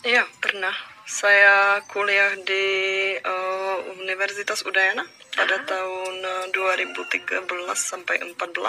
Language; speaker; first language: Indonesian; non-native, fluent; Czech